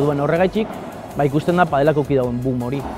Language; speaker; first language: Basque; native; Basque